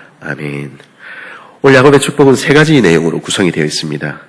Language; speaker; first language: Korean; native; Korean